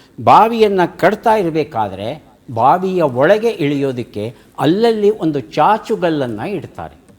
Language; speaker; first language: Kannada; native; Kannada